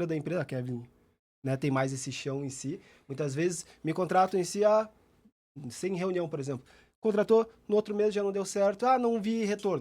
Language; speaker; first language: Portuguese; native; Portuguese